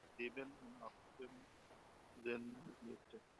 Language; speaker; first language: German; non-native, learner; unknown